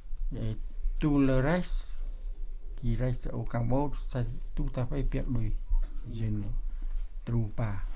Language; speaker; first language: French; non-native, local second language; Khmer